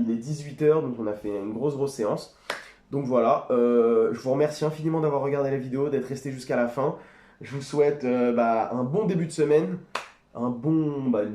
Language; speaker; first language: French; native; French